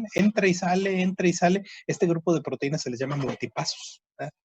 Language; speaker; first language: Spanish; native; Spanish